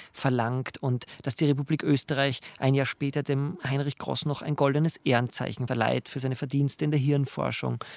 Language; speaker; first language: German; native; German